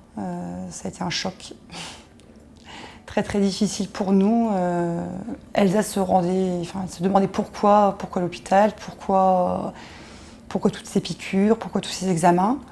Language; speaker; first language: French; native; French